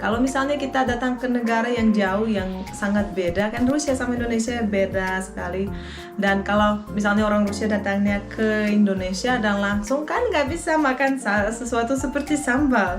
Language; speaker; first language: Indonesian; non-native, fluent; Russian